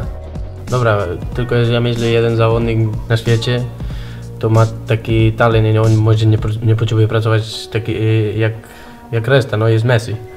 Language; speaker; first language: Polish; non-native, learner; Spanish